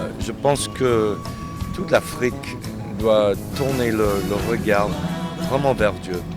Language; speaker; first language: French; non-native, fluent; English